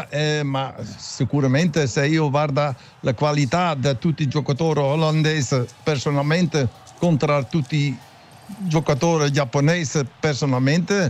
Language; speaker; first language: Italian; non-native, learner; Dutch